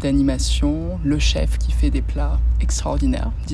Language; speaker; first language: French; native; French